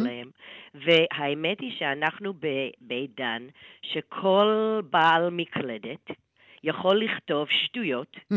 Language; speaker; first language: Hebrew; non-native, fluent; English